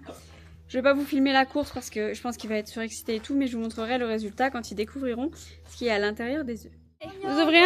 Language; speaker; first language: French; native; French